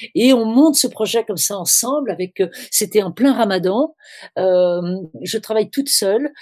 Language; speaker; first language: French; native; French